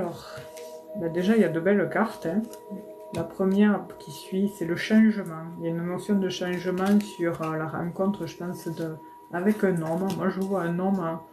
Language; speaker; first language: French; native; French